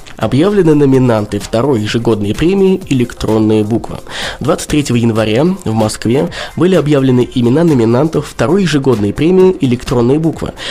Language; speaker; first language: Russian; native; Russian